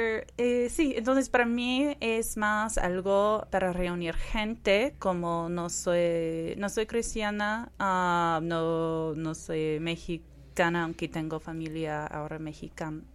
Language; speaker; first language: Spanish; non-native, fluent; English